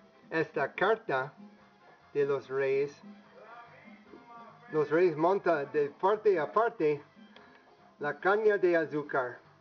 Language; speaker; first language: Spanish; non-native, learner; English